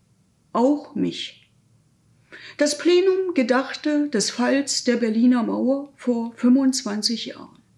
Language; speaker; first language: German; native; German